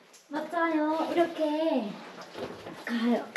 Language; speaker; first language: Korean; non-native, learner; Hmong